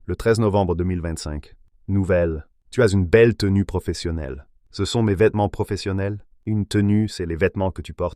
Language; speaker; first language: French; non-native, learner; Chinese